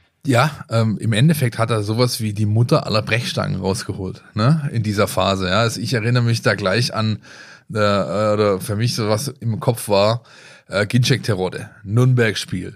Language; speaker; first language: German; native; German